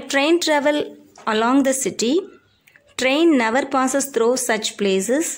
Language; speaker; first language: English; non-native, local second language; Tamil